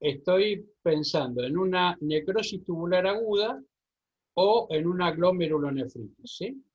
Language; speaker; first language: Spanish; native; Spanish